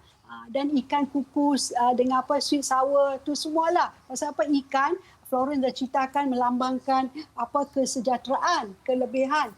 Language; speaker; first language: Malay; non-native, local second language; Chinese